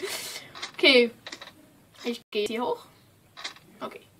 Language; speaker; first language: German; non-native, fluent; English